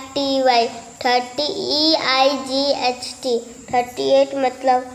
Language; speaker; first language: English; non-native, learner; Hindi